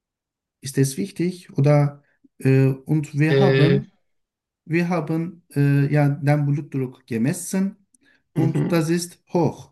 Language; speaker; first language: German; non-native, learner; Turkish